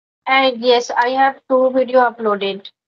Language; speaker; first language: English; non-native, learner; Hindi